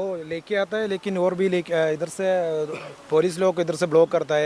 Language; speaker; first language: Hindi; non-native, local second language; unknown